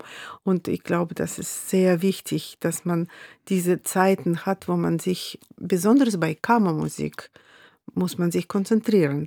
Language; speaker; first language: German; non-native, fluent; Russian